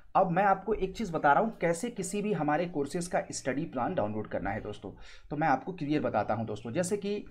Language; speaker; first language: Hindi; native; Hindi